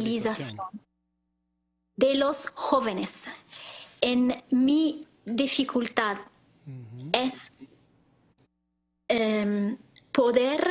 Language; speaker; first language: Spanish; non-native, learner; Italian